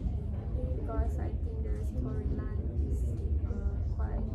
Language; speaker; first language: English; non-native, local second language; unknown